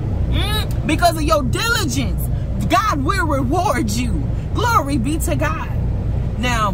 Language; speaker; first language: English; native; English